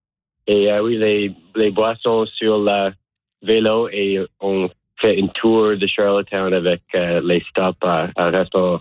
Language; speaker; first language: French; non-native, learner; English